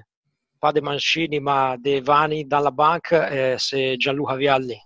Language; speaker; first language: French; non-native, fluent; Italian